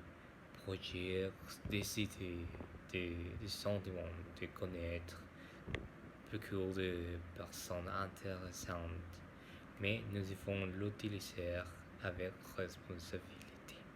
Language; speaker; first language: French; non-native, learner; Spanish